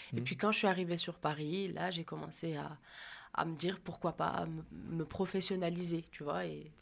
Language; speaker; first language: French; native; French